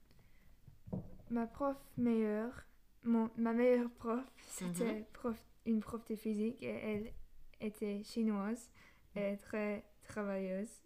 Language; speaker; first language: French; non-native, learner; English